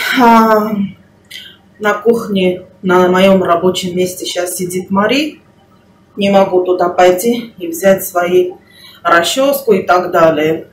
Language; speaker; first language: Russian; non-native, local second language; Armenian